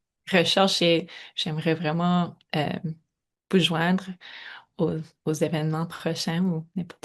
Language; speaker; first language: French; non-native, local second language; English